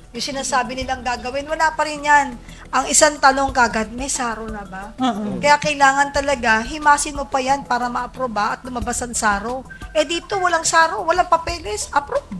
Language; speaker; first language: Filipino; native; Filipino